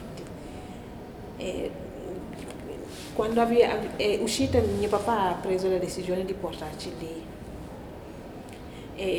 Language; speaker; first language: Italian; non-native, learner; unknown